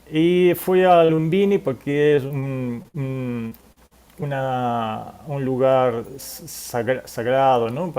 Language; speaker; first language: Portuguese; non-native, fluent; Spanish